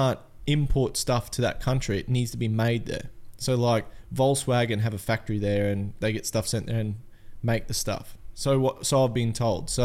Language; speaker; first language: English; native; English